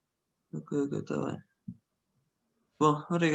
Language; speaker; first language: Portuguese; non-native, fluent; Spanish